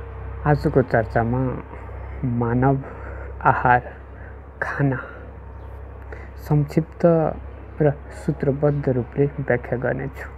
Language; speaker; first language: Nepali; native; Nepali